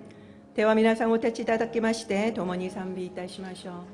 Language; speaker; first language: Japanese; non-native, fluent; Korean